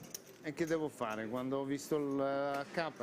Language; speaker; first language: Italian; non-native, learner; Russian